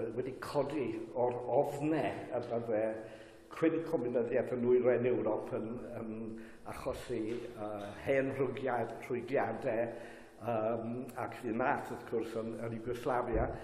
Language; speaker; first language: Welsh; native; Welsh